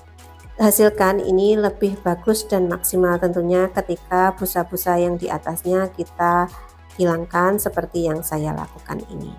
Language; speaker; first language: Indonesian; native; Indonesian